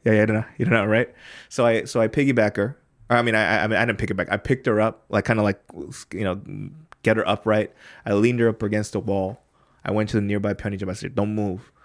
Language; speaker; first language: English; early bilingual, other home language; Korean